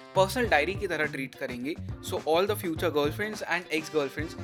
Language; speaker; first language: Hindi; native; Hindi